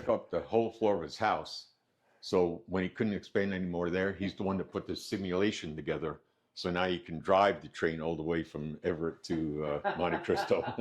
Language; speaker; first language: English; native; English